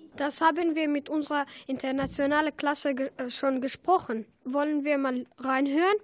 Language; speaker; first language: German; non-native, learner; Arabic